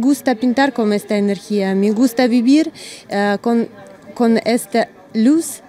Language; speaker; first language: Spanish; non-native, learner; Russian